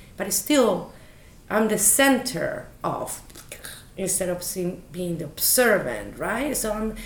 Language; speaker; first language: English; non-native, fluent; Spanish